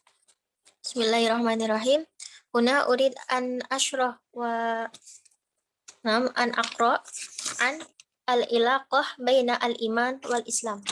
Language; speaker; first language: Arabic; non-native, learner; Indonesian